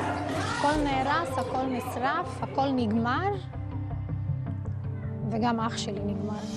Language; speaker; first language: Hebrew; non-native, local second language; Arabic